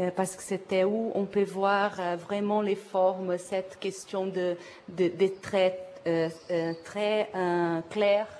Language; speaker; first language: French; non-native, fluent; Portuguese